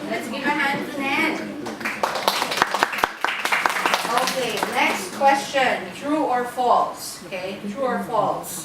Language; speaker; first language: English; non-native, fluent; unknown